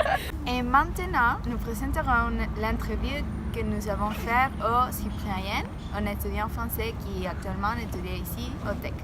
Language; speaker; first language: French; non-native, learner; Spanish